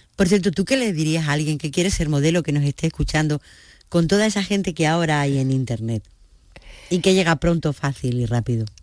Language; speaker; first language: Spanish; native; Spanish